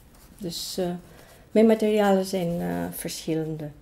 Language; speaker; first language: Dutch; non-native, fluent; Greek